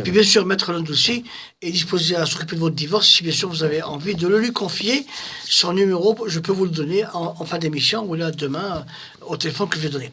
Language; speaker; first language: French; non-native, local second language; Arabic